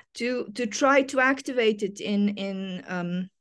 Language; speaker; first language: English; non-native, fluent; Serbian